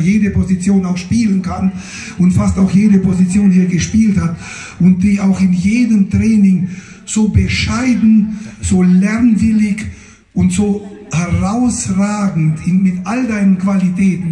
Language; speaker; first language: German; native; German